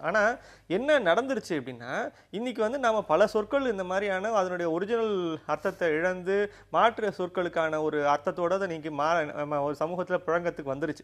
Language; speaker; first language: Tamil; native; Tamil